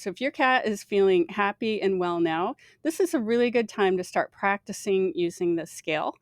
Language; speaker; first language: English; native; English